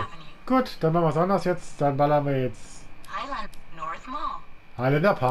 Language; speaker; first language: German; native; German